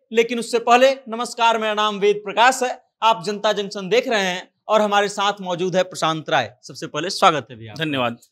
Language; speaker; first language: Hindi; native; Hindi